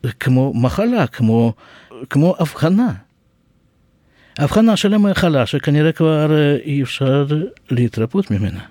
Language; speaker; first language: Hebrew; non-native, fluent; Russian